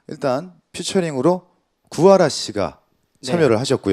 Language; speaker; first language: Korean; native; Korean